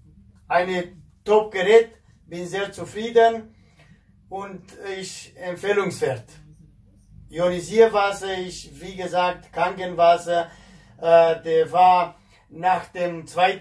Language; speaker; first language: German; non-native, fluent; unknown